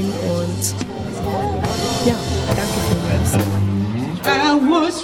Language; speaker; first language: German; native; German